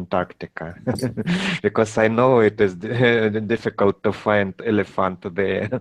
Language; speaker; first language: English; non-native, learner; Russian